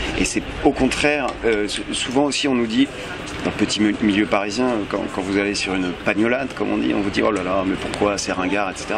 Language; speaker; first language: French; native; French